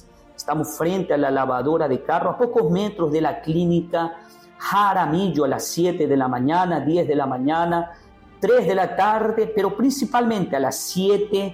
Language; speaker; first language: Spanish; native; Spanish